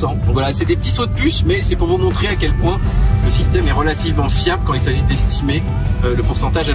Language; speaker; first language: French; native; French